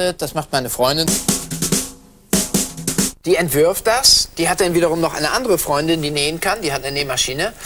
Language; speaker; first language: German; native; German